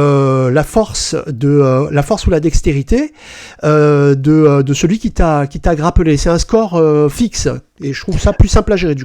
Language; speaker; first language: French; native; French